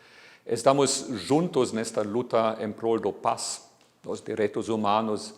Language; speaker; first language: Portuguese; non-native, fluent; German